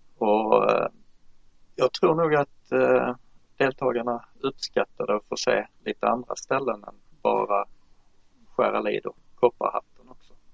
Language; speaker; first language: Swedish; native; Swedish